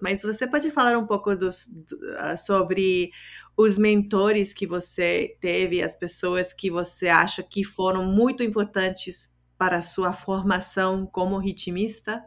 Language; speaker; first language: Portuguese; non-native, fluent; English